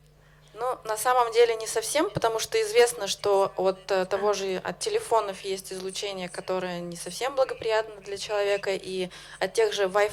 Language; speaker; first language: Russian; native; Russian